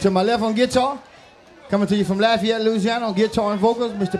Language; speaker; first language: English; early bilingual, other home language; French